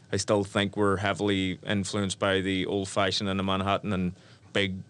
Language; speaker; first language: English; native; English